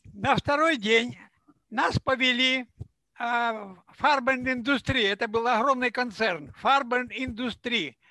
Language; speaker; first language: Russian; non-native, local second language; Ukrainian